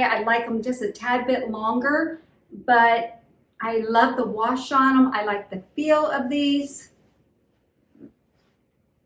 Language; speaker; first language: English; native; English